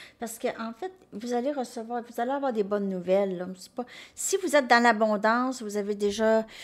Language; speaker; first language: French; native; French